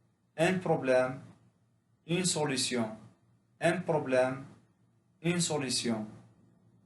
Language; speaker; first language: French; non-native, fluent; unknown